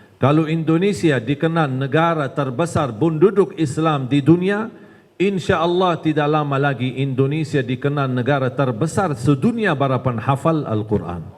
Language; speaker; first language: Malay; non-native, fluent; Arabic